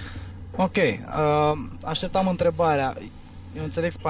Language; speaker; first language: Romanian; native; Romanian